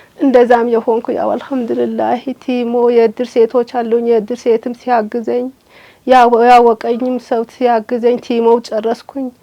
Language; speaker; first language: Amharic; non-native, local second language; Sebat Bet Gurage